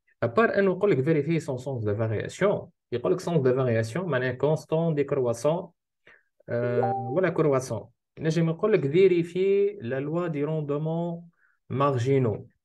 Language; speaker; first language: French; non-native, local second language; Arabic